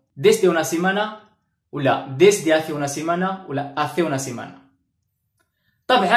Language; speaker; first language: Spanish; non-native, fluent; Arabic